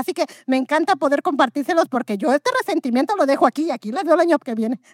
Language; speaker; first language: Spanish; native; Spanish